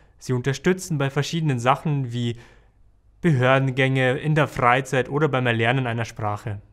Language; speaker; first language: German; non-native, fluent; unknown